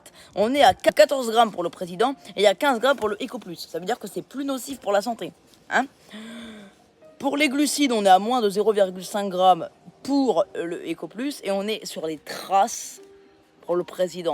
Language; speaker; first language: French; native; French